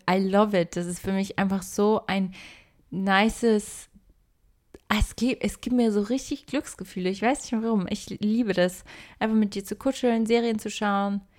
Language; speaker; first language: German; early bilingual, other home language; Portuguese